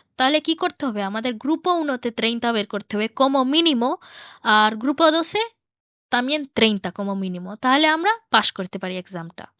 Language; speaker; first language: Bangla; early bilingual, heritage; Bangla